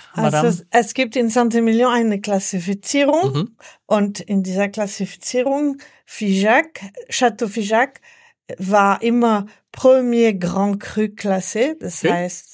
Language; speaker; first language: German; non-native, learner; French